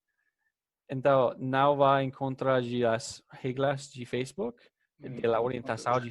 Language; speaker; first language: Spanish; non-native, fluent; English